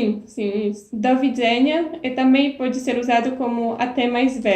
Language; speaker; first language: Portuguese; non-native, fluent; Polish